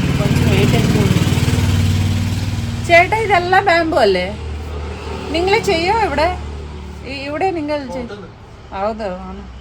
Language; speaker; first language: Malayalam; non-native, learner; Telugu